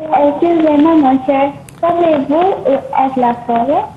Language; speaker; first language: French; non-native, learner; Malay